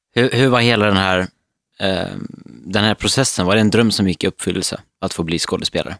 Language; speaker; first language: Swedish; native; Swedish